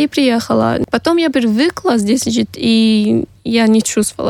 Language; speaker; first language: Russian; non-native, learner; Arabic